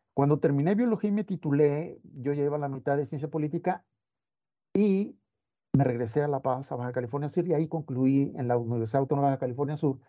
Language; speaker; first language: Spanish; native; Spanish